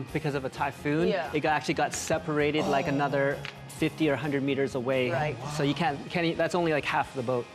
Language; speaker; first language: English; native; English